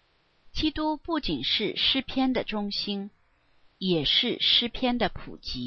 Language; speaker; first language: Chinese; native; Chinese